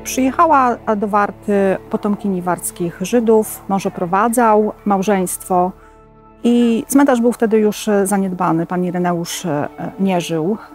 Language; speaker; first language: Polish; native; Polish